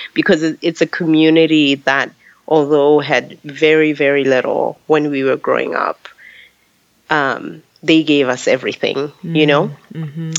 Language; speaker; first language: English; non-native, local second language; Tswana